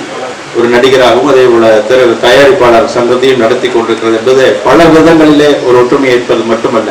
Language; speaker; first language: Tamil; native; Tamil